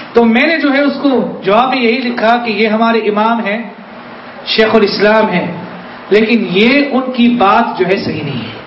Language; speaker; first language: Urdu; native; Urdu